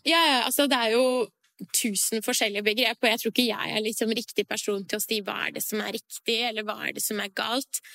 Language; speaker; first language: Norwegian; early bilingual, other home language; Persian